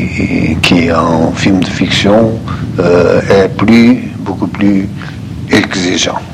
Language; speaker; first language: French; non-native, fluent; Portuguese